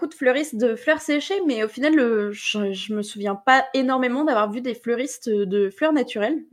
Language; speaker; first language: French; native; French